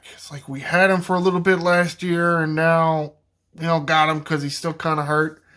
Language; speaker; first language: English; native; English